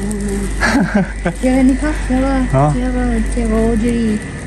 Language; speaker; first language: Chinese; non-native, learner; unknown